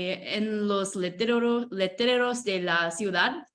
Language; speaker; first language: Spanish; non-native, fluent; English